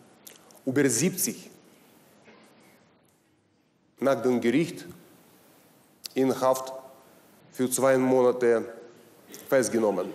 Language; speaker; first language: German; non-native, learner; Russian